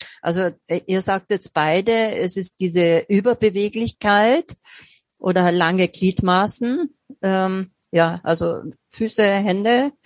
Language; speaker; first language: German; native; German